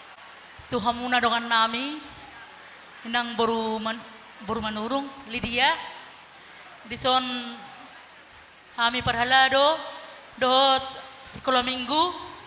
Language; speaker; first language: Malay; non-native, local second language; Batak Toba